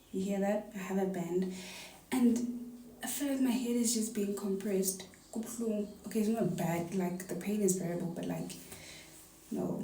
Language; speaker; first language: English; non-native, local second language; Zulu